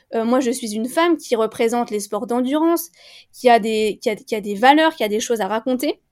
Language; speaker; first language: French; native; French